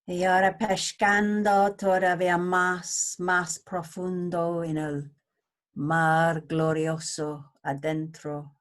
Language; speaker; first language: Spanish; non-native, learner; English